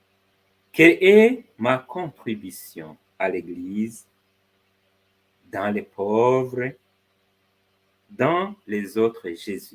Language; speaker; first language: French; non-native, fluent; Spanish